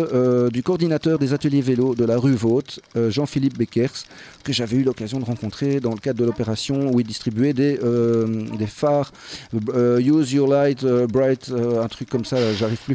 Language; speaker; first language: French; native; French